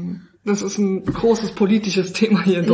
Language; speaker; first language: German; native; German